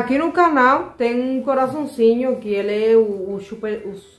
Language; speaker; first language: Portuguese; non-native, fluent; Spanish